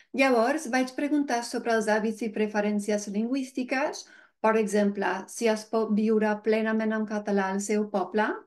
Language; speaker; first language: Catalan; non-native, fluent; English